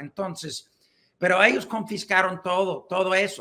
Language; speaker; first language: Spanish; non-native, learner; English